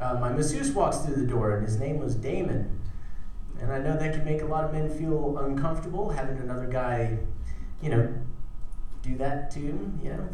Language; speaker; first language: English; native; English